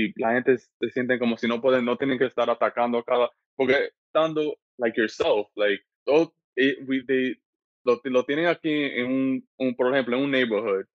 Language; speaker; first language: Spanish; early bilingual, heritage; Spanish